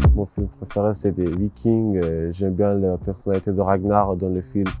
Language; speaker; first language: French; non-native, learner; Persian